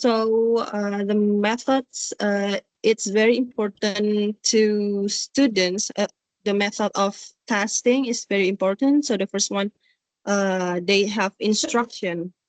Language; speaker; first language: English; non-native, learner; Indonesian